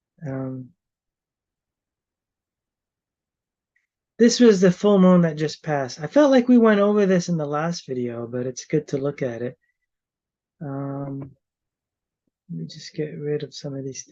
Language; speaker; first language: English; native; English